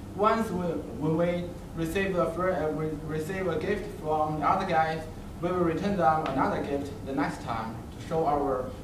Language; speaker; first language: English; non-native, learner; Chinese